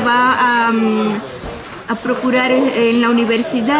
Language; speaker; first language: Portuguese; non-native, learner; Spanish